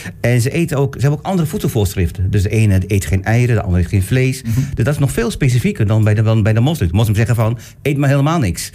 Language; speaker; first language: Dutch; early bilingual, other home language; Turkish